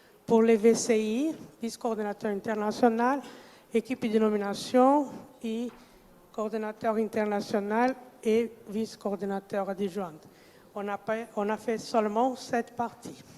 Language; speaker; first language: French; non-native, fluent; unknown